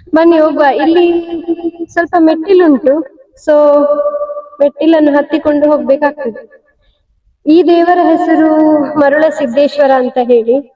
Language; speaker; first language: Kannada; native; Kannada